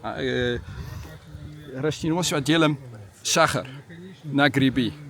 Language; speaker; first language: Russian; non-native, learner; Dutch